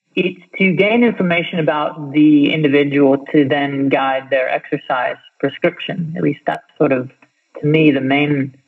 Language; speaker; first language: English; native; English